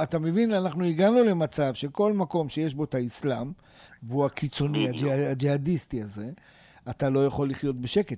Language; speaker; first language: Hebrew; native; Hebrew